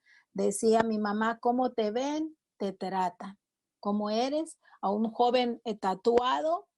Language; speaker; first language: Spanish; native; Spanish